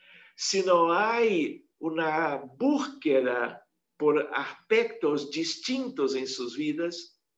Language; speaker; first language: Spanish; non-native, fluent; Portuguese